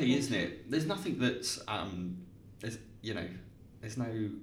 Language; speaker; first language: English; native; English